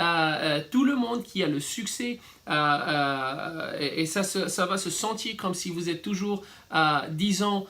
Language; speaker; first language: French; non-native, fluent; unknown